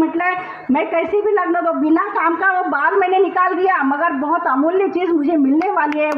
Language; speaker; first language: Hindi; non-native, local second language; Marathi